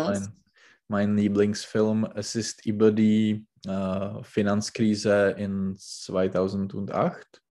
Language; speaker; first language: German; non-native, learner; Czech